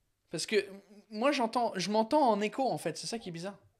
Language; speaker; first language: French; non-native, fluent; English